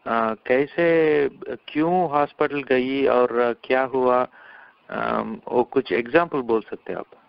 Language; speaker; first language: Hindi; non-native, local second language; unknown